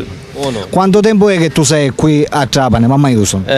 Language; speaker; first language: Italian; native; Italian